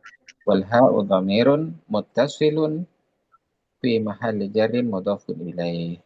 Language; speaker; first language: Arabic; non-native, fluent; Indonesian